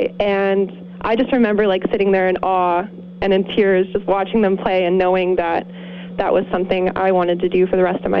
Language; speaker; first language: English; native; English